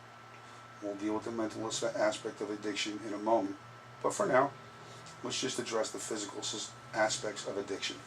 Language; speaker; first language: English; native; English